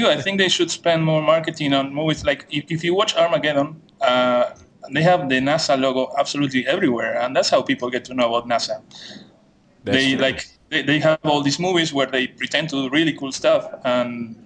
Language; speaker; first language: English; non-native, fluent; Spanish